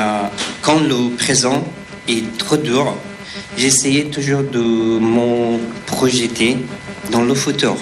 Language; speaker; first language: French; non-native, fluent; Persian